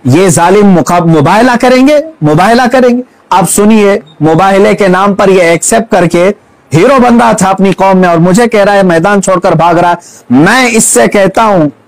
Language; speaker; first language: Hindi; native; Hindi